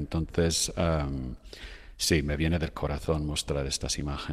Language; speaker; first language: Spanish; non-native, fluent; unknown